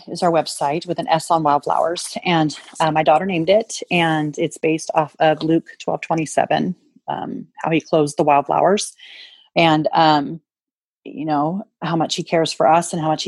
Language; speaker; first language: English; native; English